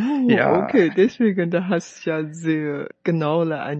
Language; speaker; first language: German; non-native, fluent; Chinese